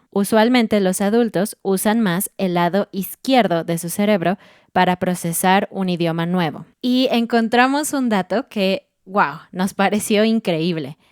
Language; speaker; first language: Spanish; native; Spanish